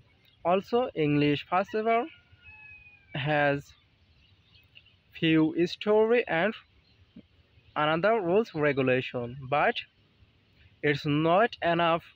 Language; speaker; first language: English; non-native, learner; Bangla